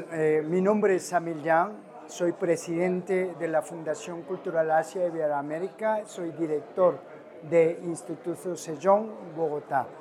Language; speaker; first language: Spanish; non-native, fluent; Korean